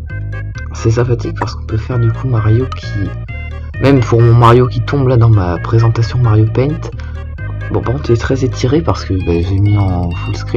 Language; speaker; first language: French; native; French